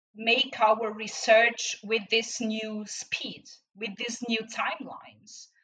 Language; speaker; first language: English; non-native, fluent; Portuguese